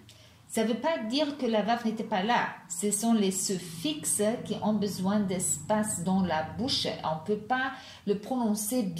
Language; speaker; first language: French; non-native, fluent; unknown